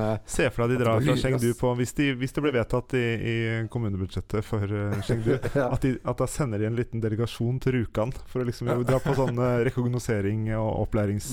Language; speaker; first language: Norwegian; native; Norwegian